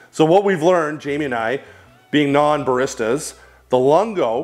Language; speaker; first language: English; native; English